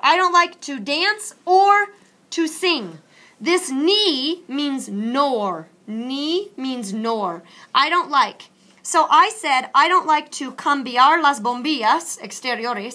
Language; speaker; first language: English; native; English